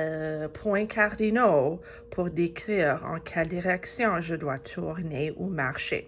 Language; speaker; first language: French; non-native, fluent; English